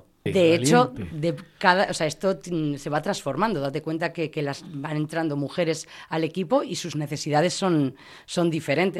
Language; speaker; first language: Spanish; native; Spanish